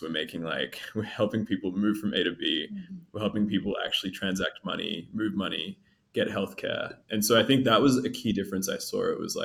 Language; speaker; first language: English; native; English